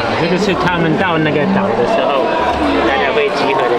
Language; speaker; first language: Chinese; non-native, fluent; English